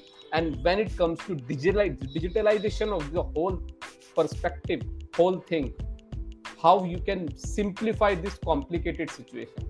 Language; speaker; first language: English; non-native, local second language; Hindi